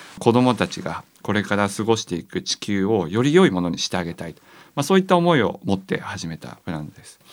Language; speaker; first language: Japanese; native; Japanese